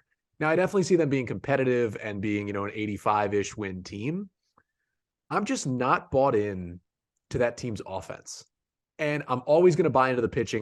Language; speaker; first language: English; native; English